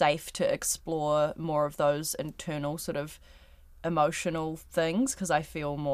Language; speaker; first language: English; native; English